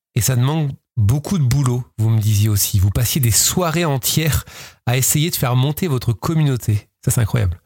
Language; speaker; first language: French; native; French